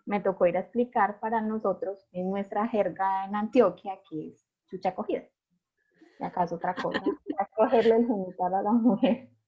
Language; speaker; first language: Spanish; native; Spanish